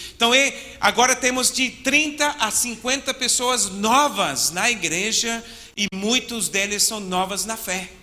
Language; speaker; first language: Portuguese; non-native, fluent; English